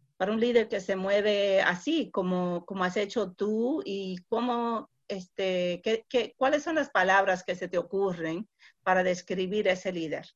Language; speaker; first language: Spanish; early bilingual, heritage; Spanish